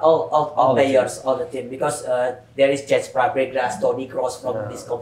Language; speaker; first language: English; non-native, learner; Indonesian